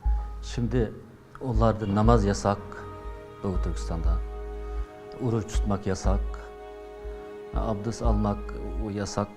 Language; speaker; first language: Turkish; non-native, learner; Uyghur